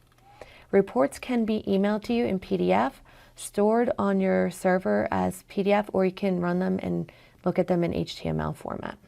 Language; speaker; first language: English; native; English